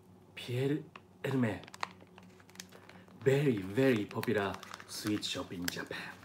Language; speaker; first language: English; non-native, learner; Japanese